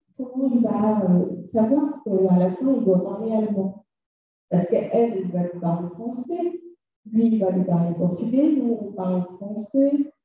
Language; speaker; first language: French; native; French